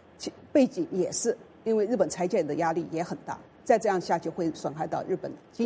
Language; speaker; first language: Chinese; native; Chinese